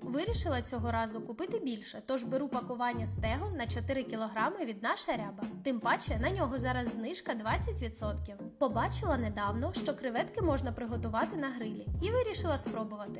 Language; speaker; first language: Ukrainian; native; Ukrainian